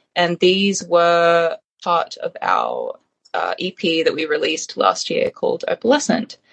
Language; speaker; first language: English; native; English